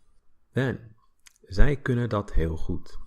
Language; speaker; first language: Dutch; non-native, fluent; English